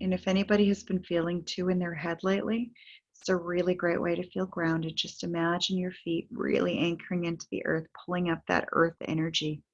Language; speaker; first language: English; native; English